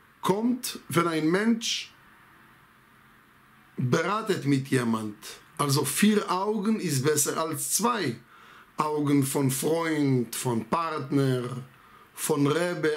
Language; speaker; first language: German; non-native, fluent; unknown